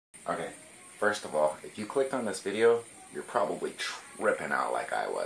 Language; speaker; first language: English; native; English